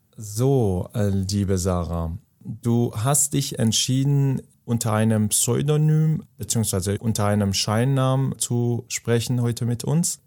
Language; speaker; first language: German; non-native, fluent; Persian